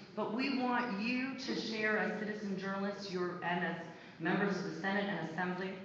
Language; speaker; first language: English; native; English